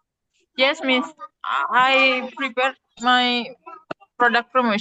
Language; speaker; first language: English; non-native, learner; Indonesian